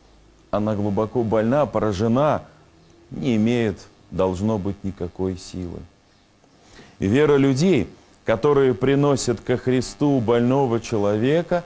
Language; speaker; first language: Russian; native; Russian